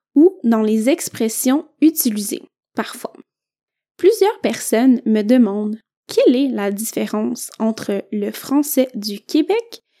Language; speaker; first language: French; native; French